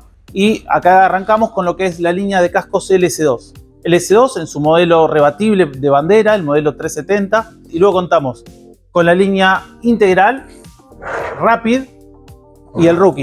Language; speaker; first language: Spanish; native; Spanish